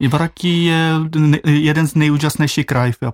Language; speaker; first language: Czech; non-native, fluent; Japanese